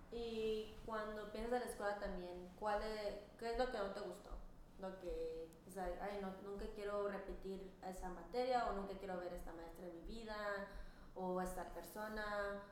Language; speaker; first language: Spanish; early bilingual, heritage; Spanish